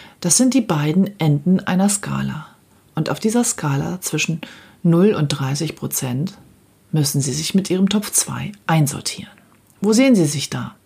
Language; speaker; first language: German; native; German